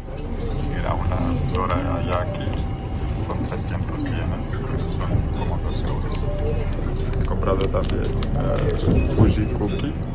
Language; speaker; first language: Spanish; non-native, fluent; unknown